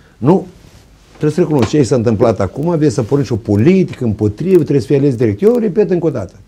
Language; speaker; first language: Romanian; native; Romanian